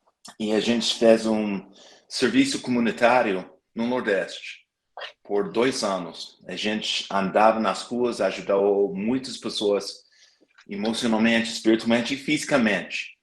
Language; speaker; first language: Portuguese; non-native, fluent; English